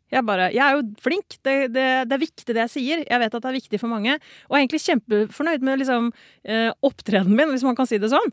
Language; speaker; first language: Norwegian; native; Norwegian